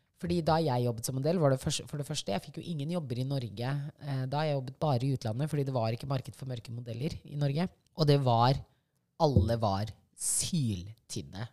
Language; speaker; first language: Norwegian; early bilingual, other home language; Shona